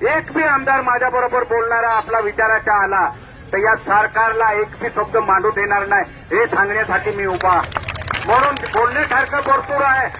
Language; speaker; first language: Marathi; non-native, local second language; Bhili